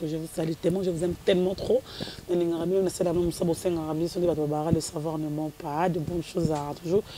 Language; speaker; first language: French; non-native, local second language; Lingala